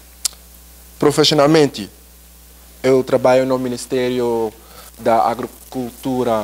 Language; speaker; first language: Portuguese; non-native, learner; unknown